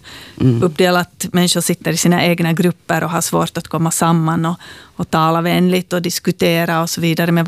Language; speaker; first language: Swedish; native; Swedish